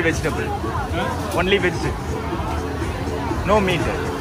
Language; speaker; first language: English; non-native, learner; Tamil